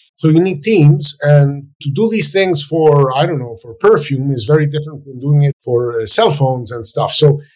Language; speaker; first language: English; non-native, fluent; Spanish